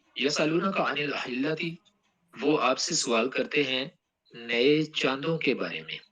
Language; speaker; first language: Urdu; non-native, local second language; Punjabi